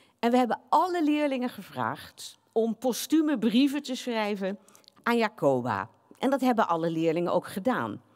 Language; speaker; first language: Dutch; native; Dutch